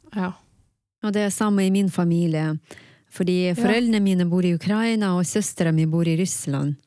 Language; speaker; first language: Norwegian; non-native, fluent; Ukrainian